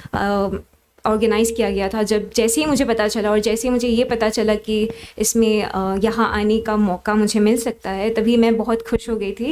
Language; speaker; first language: Hindi; non-native, local second language; Assamese